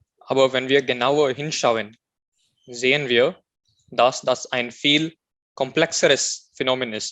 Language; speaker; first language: German; non-native, learner; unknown